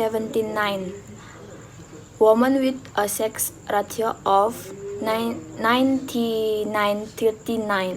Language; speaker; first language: English; non-native, learner; Indonesian